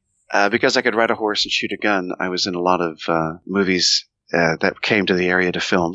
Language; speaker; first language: English; native; English